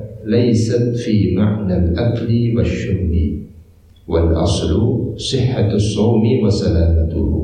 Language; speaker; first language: Arabic; non-native, fluent; Indonesian